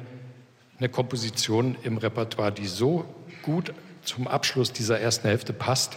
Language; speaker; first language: German; native; German